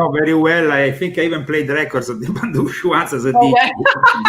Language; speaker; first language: English; non-native, fluent; Italian